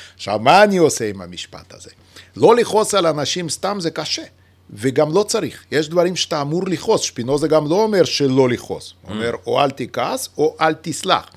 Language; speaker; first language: Hebrew; non-native, fluent; Russian